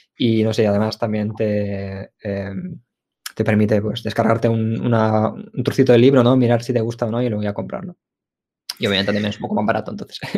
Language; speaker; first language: Spanish; early bilingual, other home language; Ukrainian